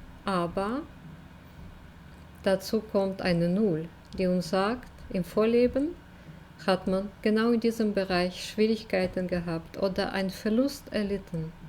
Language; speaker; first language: German; non-native, fluent; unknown